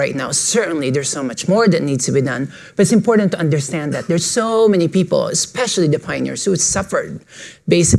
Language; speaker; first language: English; non-native, local second language; Filipino